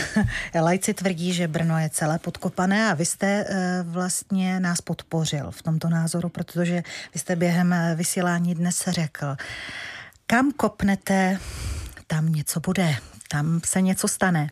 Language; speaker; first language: Czech; native; Czech